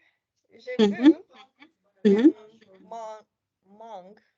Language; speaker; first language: French; non-native, learner; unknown